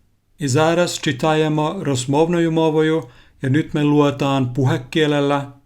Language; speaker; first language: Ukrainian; non-native, learner; Finnish